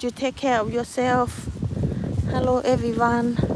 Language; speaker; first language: English; non-native, learner; Northeastern Thai